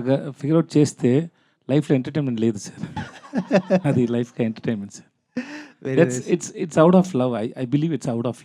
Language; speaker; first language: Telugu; non-native, learner; Tamil